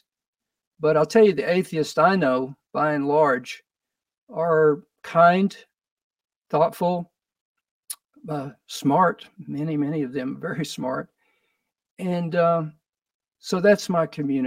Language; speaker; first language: English; native; English